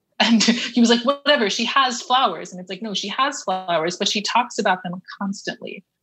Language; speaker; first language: English; early bilingual, other home language; Persian